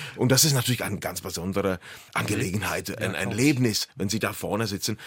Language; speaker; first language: German; non-native, fluent; Czech